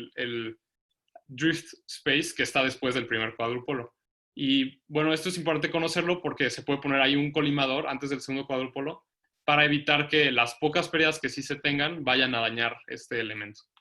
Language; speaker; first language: Spanish; native; Spanish